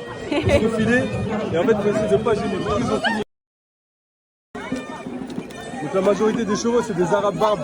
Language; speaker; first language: French; native; French